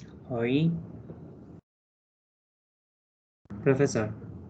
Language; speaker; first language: Portuguese; non-native, learner; Spanish